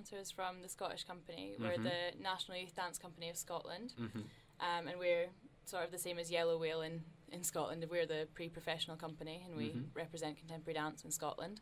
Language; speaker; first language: English; native; English